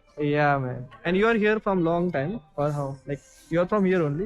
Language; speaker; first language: English; non-native, local second language; Marathi